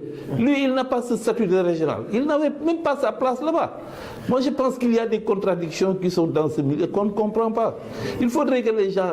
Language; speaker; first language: French; non-native, local second language; Wolof